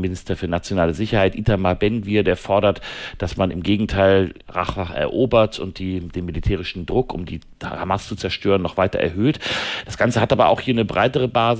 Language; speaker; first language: German; native; German